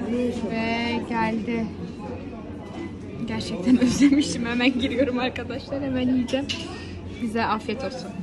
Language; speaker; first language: Turkish; early bilingual, heritage; Turkish